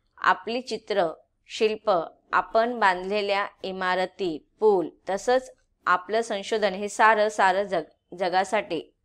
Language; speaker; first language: Marathi; native; Marathi